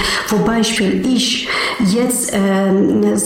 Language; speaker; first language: German; non-native, learner; Persian